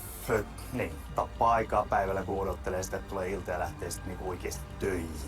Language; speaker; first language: Finnish; native; Finnish